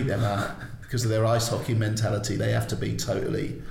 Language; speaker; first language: English; native; English